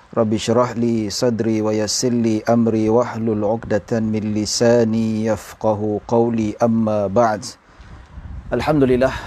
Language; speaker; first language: Malay; native; Malay